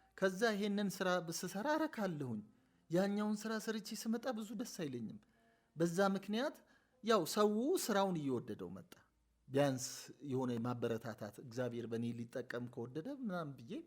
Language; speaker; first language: Amharic; native; Amharic